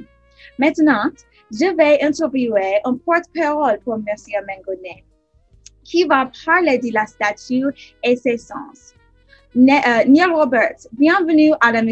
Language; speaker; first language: French; non-native, learner; English